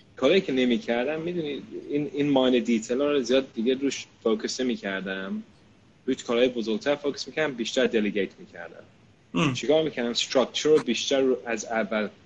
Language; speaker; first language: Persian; early bilingual, heritage; Persian